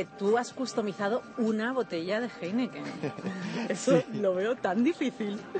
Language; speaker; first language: Spanish; native; Spanish